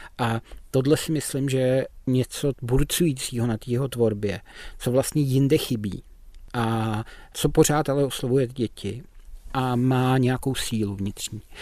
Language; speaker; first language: Czech; native; Czech